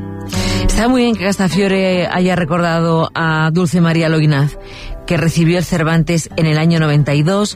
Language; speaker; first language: Spanish; native; Spanish